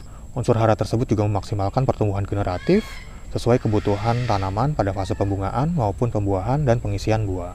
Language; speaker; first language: Indonesian; native; Indonesian